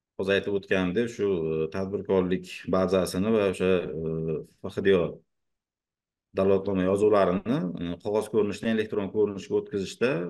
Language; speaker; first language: Uzbek; native; Uzbek